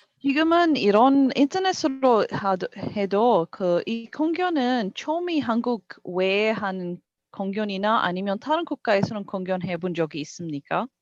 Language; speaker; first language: Korean; non-native, learner; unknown